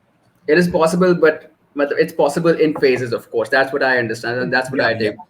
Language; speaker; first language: English; non-native, local second language; Urdu